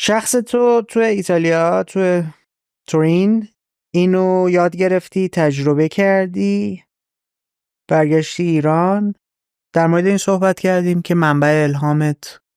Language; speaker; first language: Persian; native; Persian